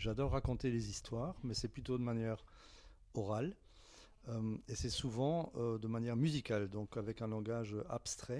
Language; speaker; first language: French; native; French